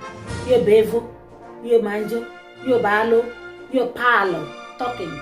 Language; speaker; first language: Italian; non-native, learner; Nigerian Pidgin